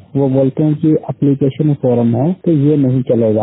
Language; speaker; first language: Hindi; native; Hindi